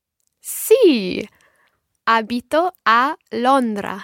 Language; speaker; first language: Italian; non-native, learner; English